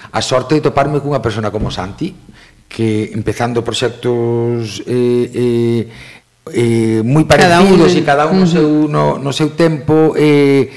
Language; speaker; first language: Galician; native; Galician